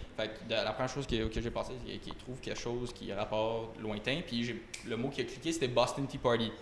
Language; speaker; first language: French; native; French